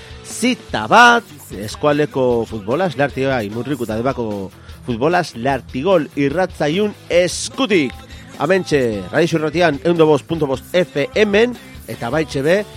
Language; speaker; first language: Basque; native; Basque